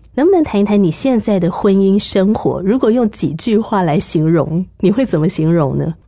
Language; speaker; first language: Chinese; native; Chinese